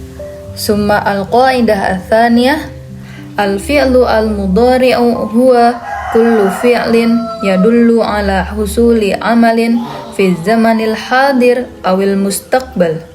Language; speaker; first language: Arabic; non-native, fluent; Indonesian